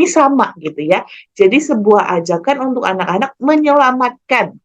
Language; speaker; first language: Indonesian; native; Indonesian